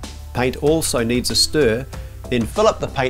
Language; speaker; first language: English; native; English